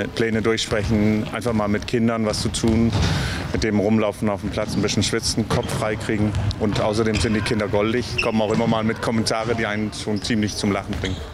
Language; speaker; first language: German; non-native, fluent; Danish